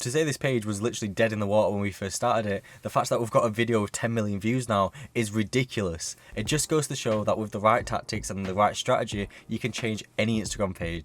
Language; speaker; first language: English; native; English